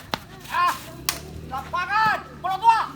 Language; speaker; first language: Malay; non-native, local second language; Nias